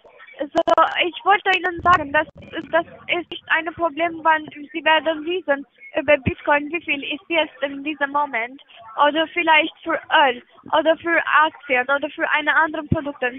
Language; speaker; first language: German; non-native, learner; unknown